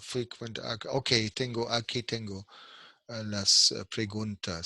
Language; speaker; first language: Spanish; non-native, fluent; German